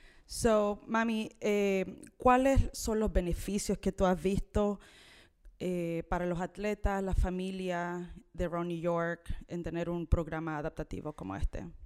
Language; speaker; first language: Spanish; early bilingual, heritage; Spanish